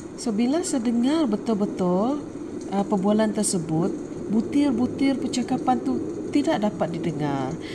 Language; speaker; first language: Malay; non-native, local second language; Iban